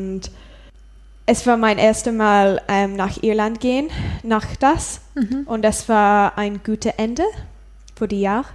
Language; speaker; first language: German; non-native, learner; English